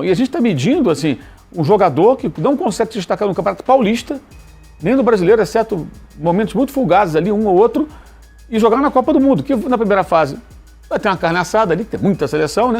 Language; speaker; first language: Portuguese; native; Portuguese